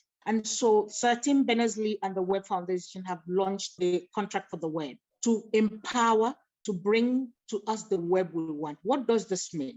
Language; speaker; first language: English; non-native, local second language; Igbo